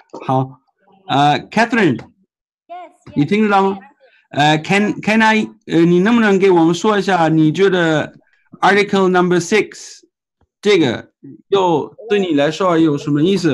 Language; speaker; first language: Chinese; non-native, fluent; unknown